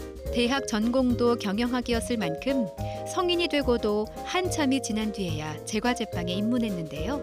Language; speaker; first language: Korean; native; Korean